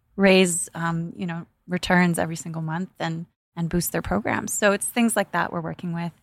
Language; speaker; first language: English; native; English